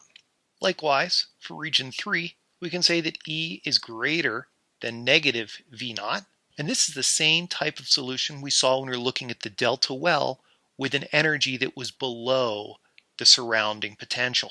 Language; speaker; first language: English; native; English